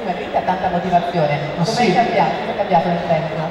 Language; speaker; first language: Italian; native; Italian